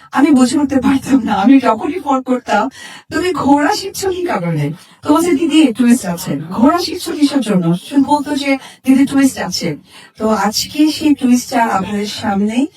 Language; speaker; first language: Bangla; native; Bangla